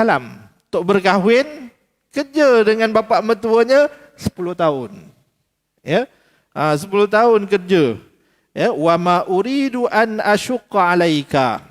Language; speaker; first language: Malay; native; Malay